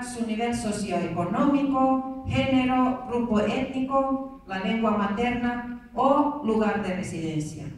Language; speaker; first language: Spanish; non-native, fluent; Finnish